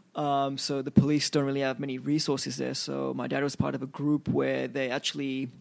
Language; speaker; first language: English; early bilingual, other home language; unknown